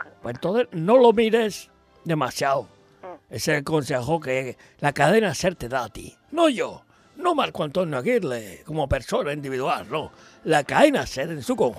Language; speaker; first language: Spanish; native; Spanish